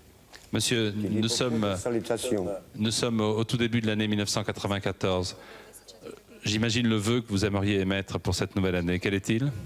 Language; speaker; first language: French; native; French